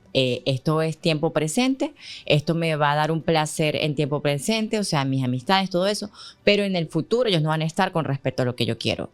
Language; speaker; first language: Spanish; native; Spanish